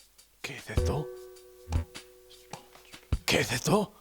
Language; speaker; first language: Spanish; non-native, learner; French